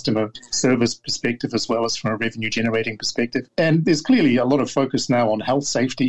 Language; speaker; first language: English; native; English